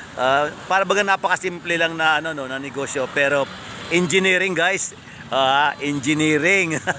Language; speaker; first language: Filipino; native; Filipino